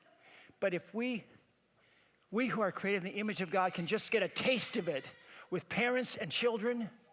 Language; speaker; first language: English; native; English